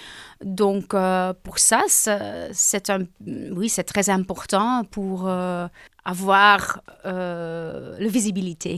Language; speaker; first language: French; non-native, local second language; Dutch